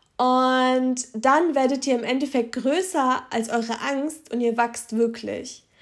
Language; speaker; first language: German; early bilingual, other home language; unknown